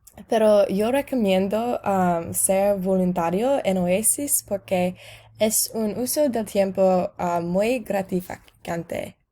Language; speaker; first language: Spanish; non-native, learner; English